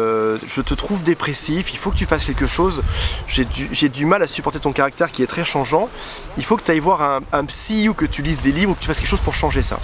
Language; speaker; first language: French; native; French